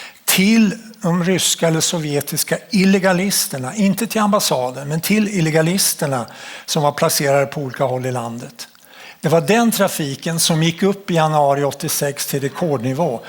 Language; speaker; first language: Swedish; native; Swedish